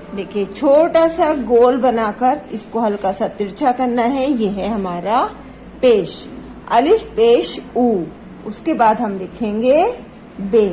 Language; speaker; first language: Hindi; native; Hindi